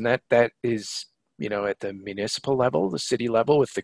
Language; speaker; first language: English; native; English